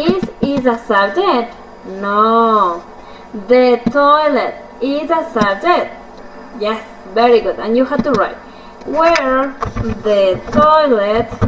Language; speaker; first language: English; non-native, fluent; Spanish